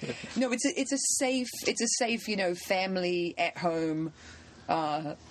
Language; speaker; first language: English; native; English